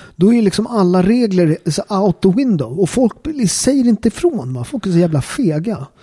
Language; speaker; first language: Swedish; native; Swedish